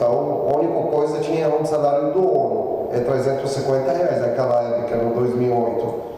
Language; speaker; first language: Portuguese; non-native, learner; Arabic